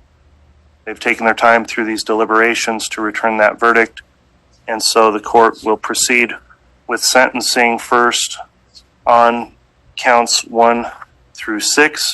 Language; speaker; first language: English; native; English